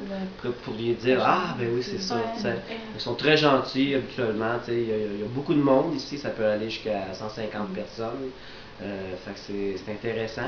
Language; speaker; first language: French; native; French